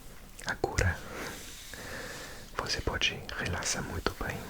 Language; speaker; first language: Portuguese; non-native, learner; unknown